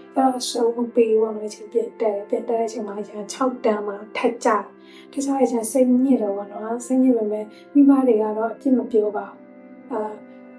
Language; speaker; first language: Burmese; non-native, local second language; S'gaw Karen